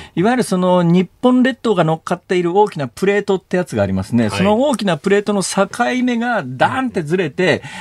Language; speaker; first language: Japanese; native; Japanese